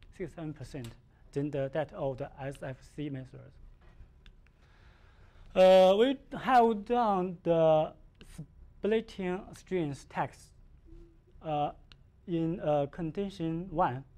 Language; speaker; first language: English; non-native, learner; Chinese